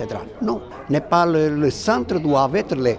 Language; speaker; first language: French; non-native, learner; Portuguese